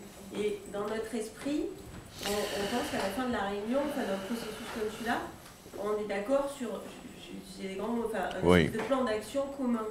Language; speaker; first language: French; native; French